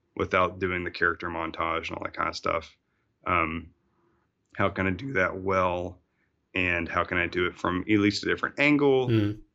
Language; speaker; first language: English; native; English